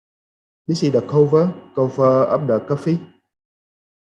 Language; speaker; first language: English; non-native, fluent; Vietnamese